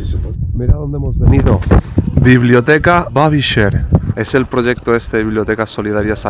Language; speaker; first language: Spanish; native; Spanish